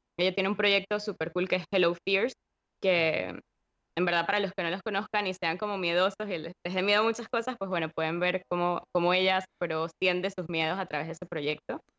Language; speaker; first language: Spanish; native; Spanish